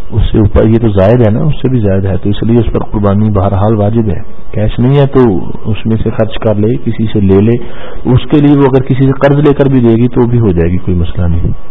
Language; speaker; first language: Urdu; non-native, local second language; Punjabi